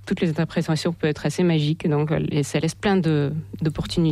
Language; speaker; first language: French; non-native, fluent; Russian